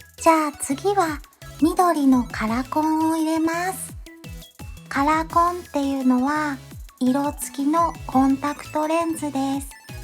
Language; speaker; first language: Japanese; native; Japanese